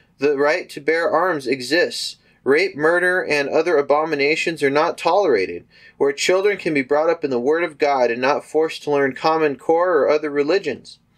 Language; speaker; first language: English; native; English